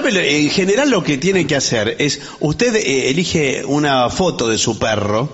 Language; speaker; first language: Spanish; native; Spanish